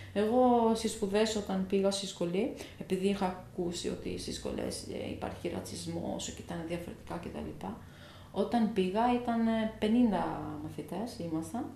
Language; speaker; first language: Greek; non-native, fluent; Albanian